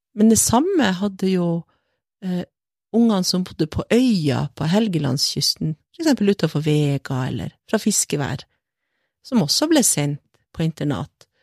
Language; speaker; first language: Norwegian; native; Norwegian